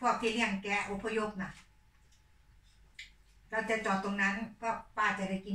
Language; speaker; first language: Swedish; non-native, learner; Thai